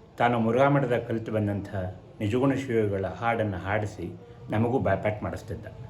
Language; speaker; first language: Kannada; native; Kannada